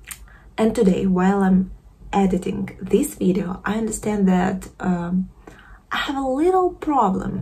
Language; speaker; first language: English; non-native, learner; Russian